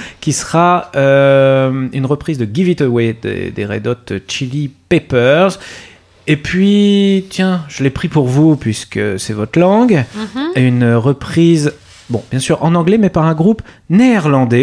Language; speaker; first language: French; native; French